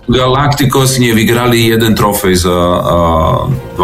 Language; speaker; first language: Polish; non-native, learner; Serbian